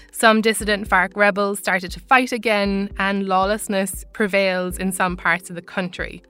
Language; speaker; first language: English; native; English